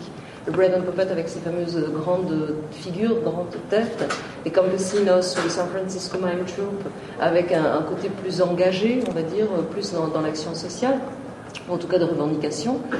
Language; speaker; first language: French; native; French